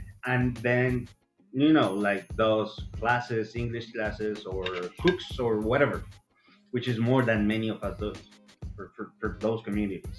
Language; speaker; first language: English; non-native, fluent; Spanish